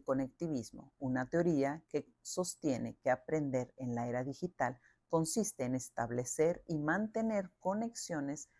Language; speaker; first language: Spanish; native; Spanish